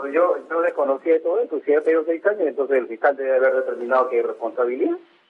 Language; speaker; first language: Spanish; native; Spanish